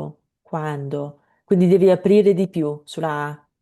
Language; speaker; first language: Italian; non-native, fluent; English